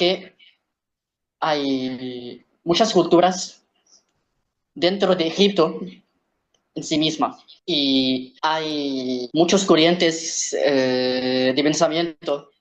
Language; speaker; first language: Spanish; non-native, learner; Arabic